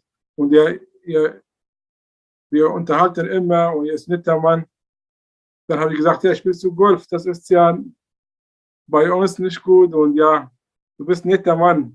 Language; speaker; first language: German; non-native, learner; Arabic